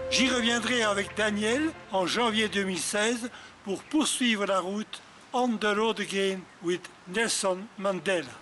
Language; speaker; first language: French; native; French